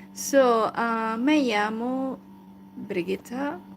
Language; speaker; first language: Spanish; non-native, learner; Hungarian